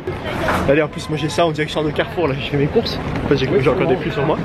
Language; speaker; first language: French; native; French